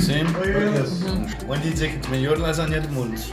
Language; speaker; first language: Portuguese; non-native, learner; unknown